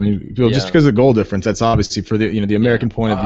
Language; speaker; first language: English; native; English